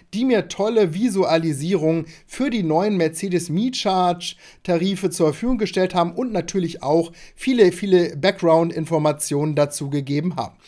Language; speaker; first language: German; native; German